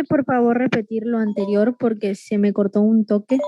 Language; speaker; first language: Spanish; native; Spanish